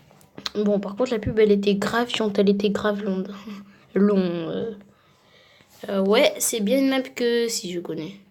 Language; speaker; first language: French; native; French